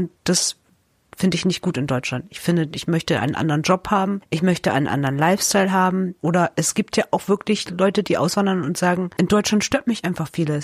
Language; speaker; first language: German; native; German